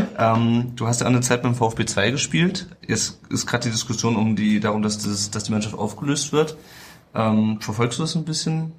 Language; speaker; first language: German; native; German